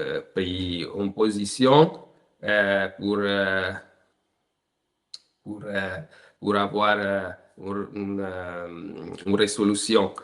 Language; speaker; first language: French; non-native, learner; Italian